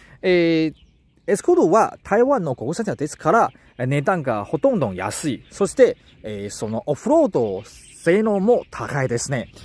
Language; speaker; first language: Japanese; non-native, learner; Chinese